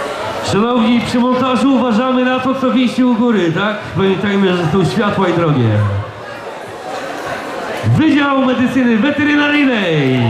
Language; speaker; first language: Polish; native; Polish